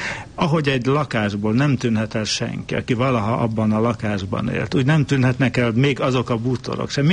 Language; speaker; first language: Hungarian; native; Hungarian